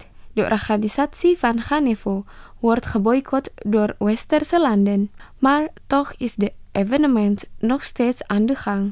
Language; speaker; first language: Dutch; non-native, fluent; Indonesian